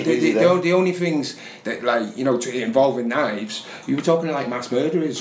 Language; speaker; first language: English; native; English